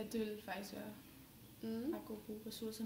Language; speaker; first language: Danish; native; Danish